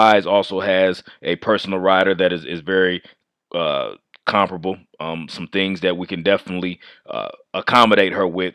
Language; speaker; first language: English; native; English